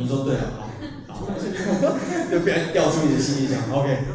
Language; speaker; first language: Chinese; native; Chinese